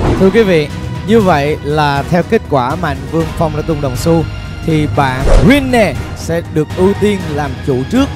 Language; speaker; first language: Vietnamese; native; Vietnamese